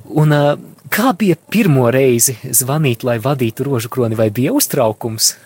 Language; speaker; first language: Latvian; native; Latvian